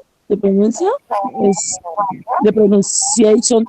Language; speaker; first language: English; non-native, learner; Spanish